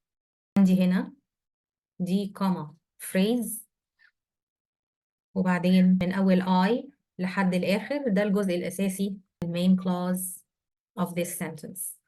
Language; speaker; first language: Arabic; native; Arabic